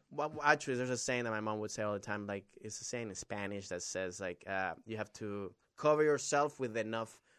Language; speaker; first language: English; non-native, fluent; Spanish